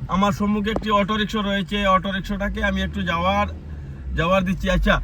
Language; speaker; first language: Bangla; non-native, local second language; Sylheti